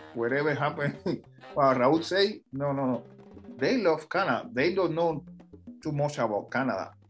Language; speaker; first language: English; non-native, fluent; Spanish